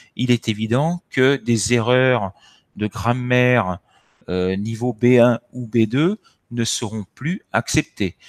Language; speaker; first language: French; native; French